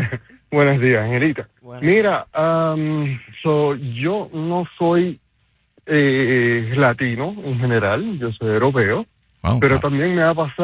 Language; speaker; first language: Spanish; non-native, fluent; Papiamento